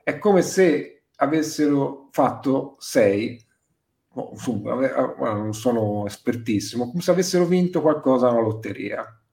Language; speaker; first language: Italian; native; Italian